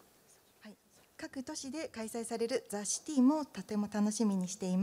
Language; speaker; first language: Japanese; native; Japanese